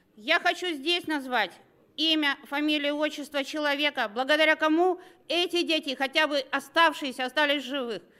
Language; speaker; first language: Russian; native; Russian